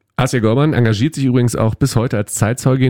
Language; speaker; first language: German; native; German